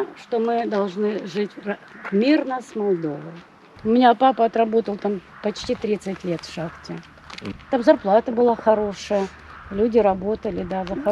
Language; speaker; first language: Russian; native; Russian